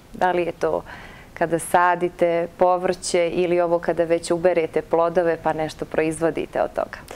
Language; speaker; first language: Serbian; native; Serbian